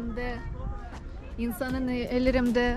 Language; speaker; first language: Turkish; non-native, learner; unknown